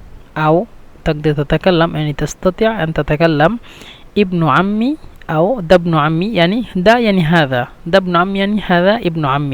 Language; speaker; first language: Arabic; non-native, fluent; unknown